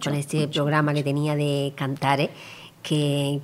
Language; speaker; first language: Spanish; native; Spanish